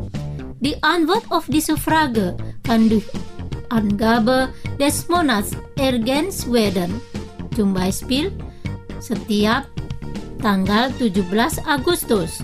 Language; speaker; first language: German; non-native, fluent; Indonesian